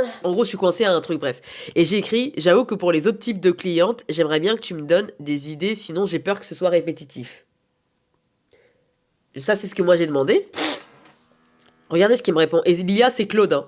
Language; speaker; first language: French; native; French